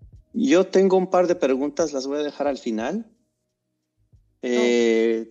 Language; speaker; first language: Spanish; non-native, fluent; English